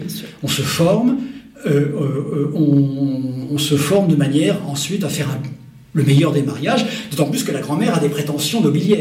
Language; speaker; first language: French; native; French